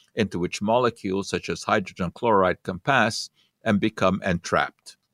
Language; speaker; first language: English; non-native, fluent; Hungarian